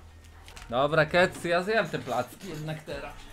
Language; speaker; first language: Polish; native; Polish